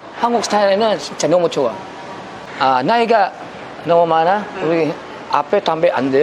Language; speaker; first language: Korean; non-native, learner; Filipino